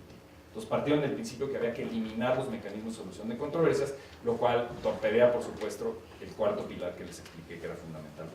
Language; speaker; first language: Spanish; native; Spanish